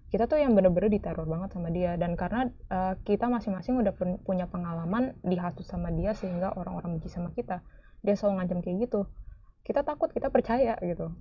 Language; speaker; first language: Indonesian; native; Indonesian